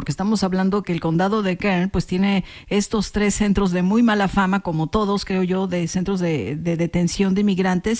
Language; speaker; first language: Spanish; native; Spanish